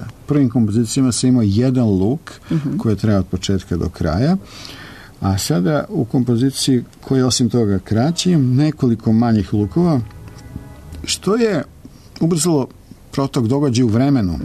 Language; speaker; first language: Serbian; native; Serbian